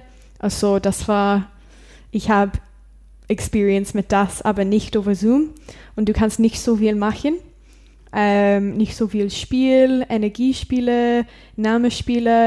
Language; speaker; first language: German; non-native, learner; English